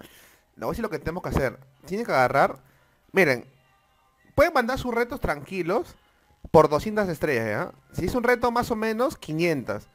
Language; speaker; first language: Spanish; native; Spanish